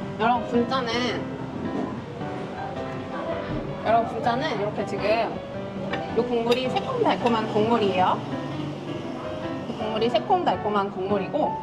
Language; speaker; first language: Korean; native; Korean